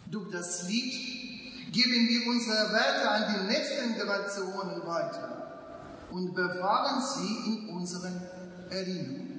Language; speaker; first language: German; non-native, fluent; Ukrainian